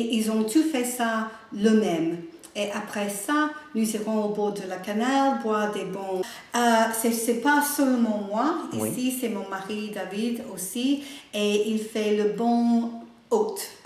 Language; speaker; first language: French; non-native, learner; English